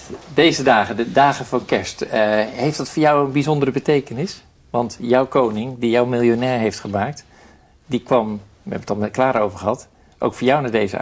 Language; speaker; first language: Dutch; native; Dutch